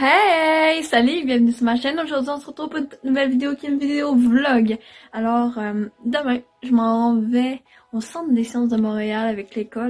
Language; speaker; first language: French; native; French